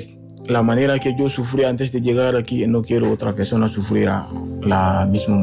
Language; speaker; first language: Spanish; non-native, learner; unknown